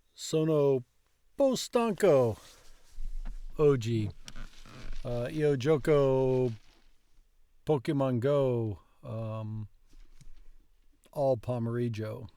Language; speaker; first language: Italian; non-native, learner; English